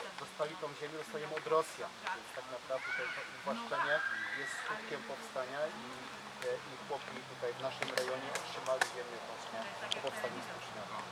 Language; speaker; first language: Polish; native; Polish